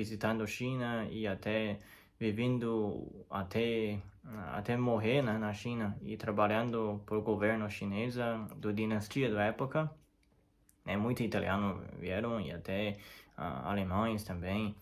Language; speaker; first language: Portuguese; non-native, learner; Chinese